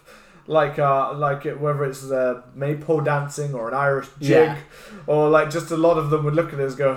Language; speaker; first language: English; native; English